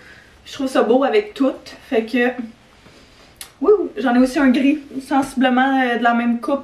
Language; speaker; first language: French; native; French